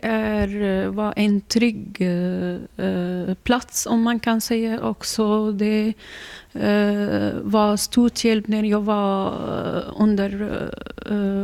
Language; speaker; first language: Swedish; non-native, learner; Arabic